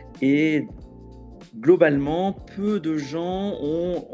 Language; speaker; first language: French; native; French